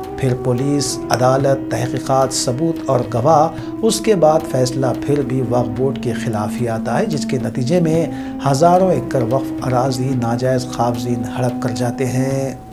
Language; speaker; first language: Urdu; native; Urdu